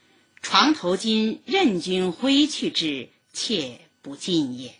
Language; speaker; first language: Chinese; native; Chinese